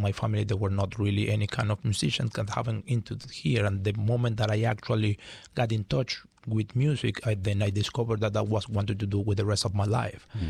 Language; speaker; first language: English; non-native, fluent; Spanish